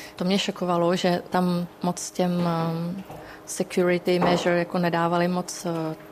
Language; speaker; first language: Czech; native; Czech